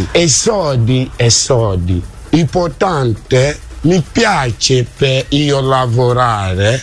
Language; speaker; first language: Italian; non-native, learner; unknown